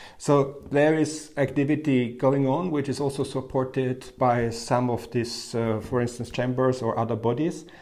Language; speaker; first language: English; non-native, fluent; German